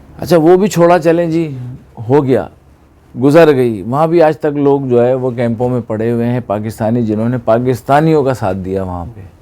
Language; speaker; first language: Urdu; native; Urdu